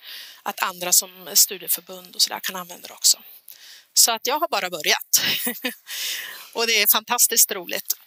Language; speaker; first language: Swedish; native; Swedish